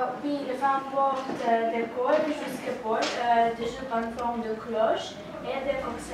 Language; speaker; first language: French; non-native, learner; Russian